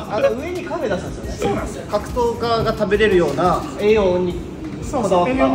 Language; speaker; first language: Japanese; native; Japanese